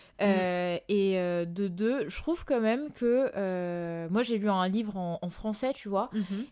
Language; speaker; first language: French; non-native, local second language; Malagasy